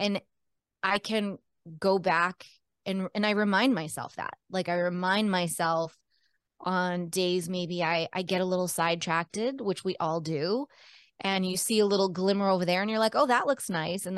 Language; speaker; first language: English; native; English